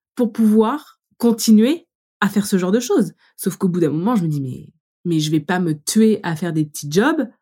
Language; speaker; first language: French; native; French